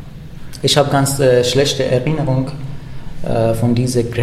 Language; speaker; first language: German; non-native, learner; Persian